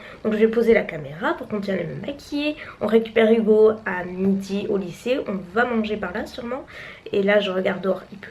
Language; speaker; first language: French; native; French